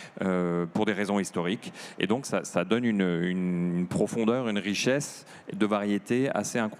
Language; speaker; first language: French; native; French